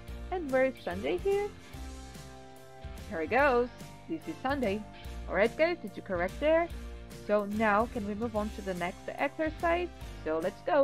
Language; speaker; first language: English; non-native, fluent; Portuguese